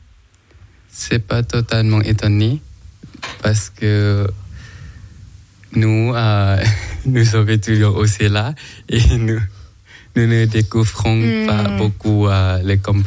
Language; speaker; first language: French; non-native, learner; Thai